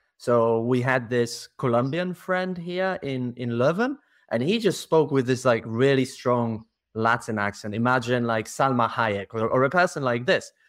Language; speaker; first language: English; non-native, fluent; Polish